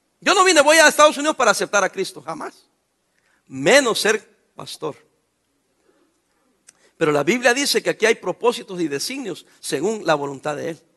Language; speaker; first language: Spanish; native; Spanish